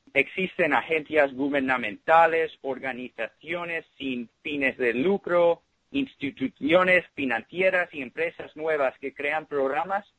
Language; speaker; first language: Spanish; early bilingual, heritage; Spanish